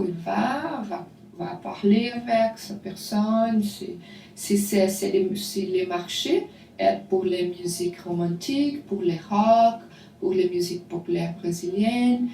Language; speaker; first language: French; non-native, learner; Portuguese